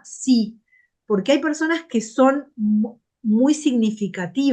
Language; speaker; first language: Spanish; native; Spanish